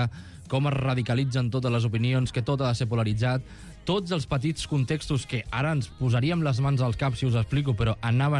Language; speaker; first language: Catalan; native; Catalan